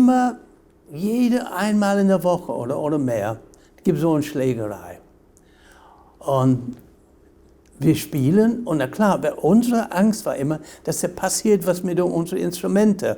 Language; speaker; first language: German; non-native, fluent; English